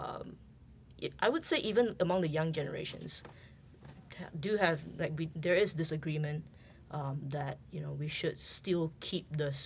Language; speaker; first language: English; non-native, local second language; Chinese